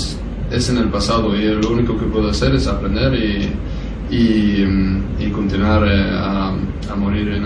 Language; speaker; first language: Spanish; non-native, fluent; Norwegian